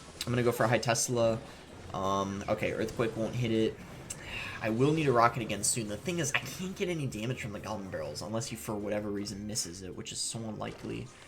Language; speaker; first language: English; native; English